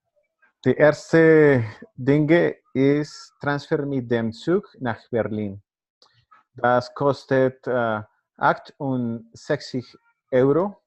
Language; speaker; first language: German; non-native, learner; Spanish